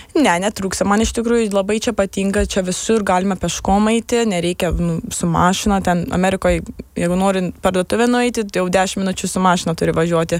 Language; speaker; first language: Lithuanian; early bilingual, heritage; Lithuanian